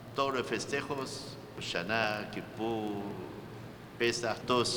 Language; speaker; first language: Spanish; non-native, fluent; Arabic